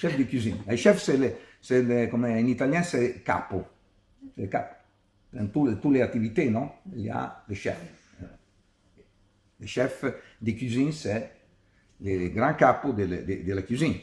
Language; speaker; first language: French; non-native, learner; Italian